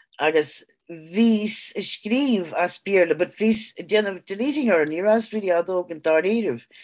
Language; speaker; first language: Irish; native; Irish